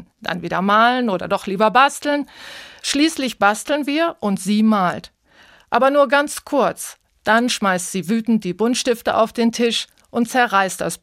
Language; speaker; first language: German; native; German